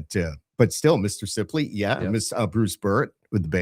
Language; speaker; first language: English; native; English